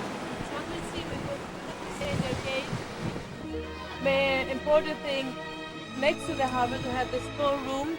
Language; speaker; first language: English; non-native, fluent; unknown